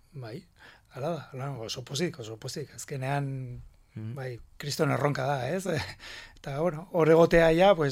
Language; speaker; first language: Basque; non-native, local second language; Spanish